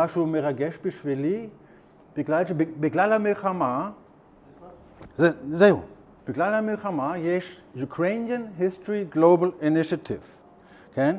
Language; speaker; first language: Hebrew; non-native, learner; German